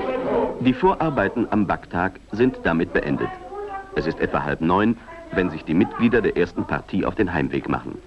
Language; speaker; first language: German; native; German